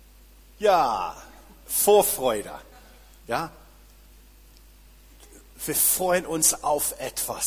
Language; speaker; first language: German; non-native, fluent; English